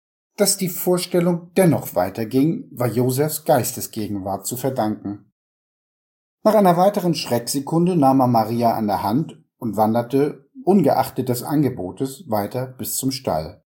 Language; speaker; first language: German; native; German